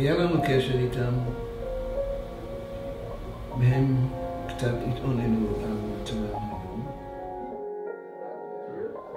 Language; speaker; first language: Hebrew; non-native, fluent; Russian